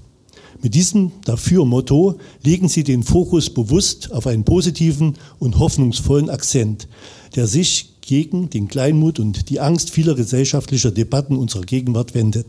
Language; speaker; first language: German; native; German